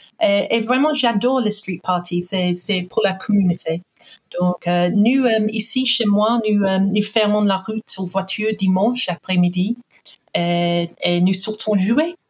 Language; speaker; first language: French; non-native, fluent; English